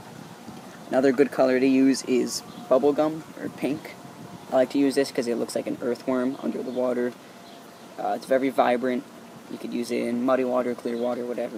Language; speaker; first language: English; native; English